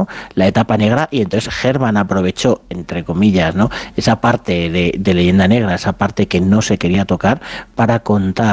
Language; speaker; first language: Spanish; native; Spanish